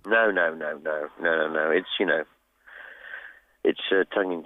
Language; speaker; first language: English; native; English